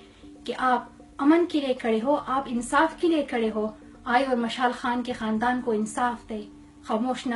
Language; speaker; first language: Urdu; non-native, local second language; Pashto